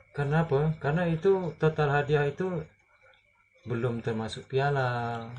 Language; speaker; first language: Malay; native; Malay